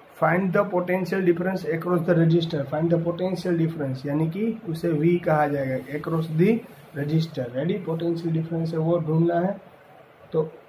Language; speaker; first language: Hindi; non-native, local second language; Gujarati